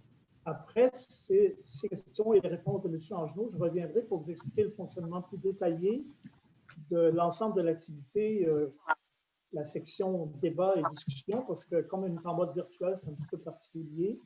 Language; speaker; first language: French; native; French